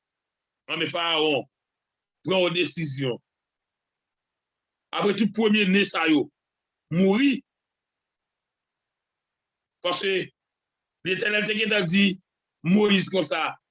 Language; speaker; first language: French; non-native, local second language; Haitian Creole